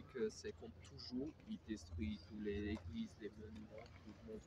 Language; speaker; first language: French; non-native, learner; Armenian